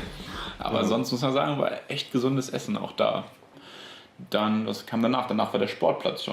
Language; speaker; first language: German; native; German